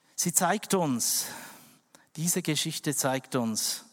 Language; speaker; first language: German; non-native, fluent; Indonesian